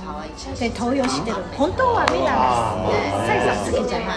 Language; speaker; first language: Japanese; non-native, fluent; Chinese